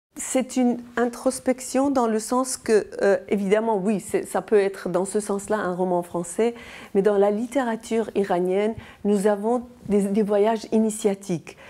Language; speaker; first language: French; non-native, fluent; Persian